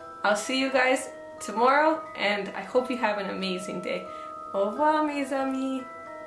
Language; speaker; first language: English; native; English